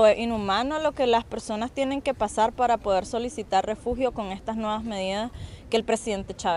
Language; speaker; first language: Spanish; native; Spanish